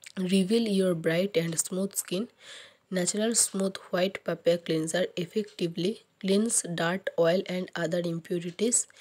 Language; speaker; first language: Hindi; non-native, local second language; Bangla